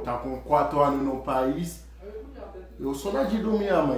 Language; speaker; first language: Portuguese; non-native, learner; Haitian Creole